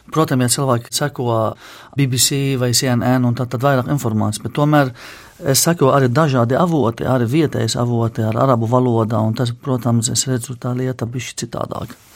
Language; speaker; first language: Latvian; non-native, fluent; Arabic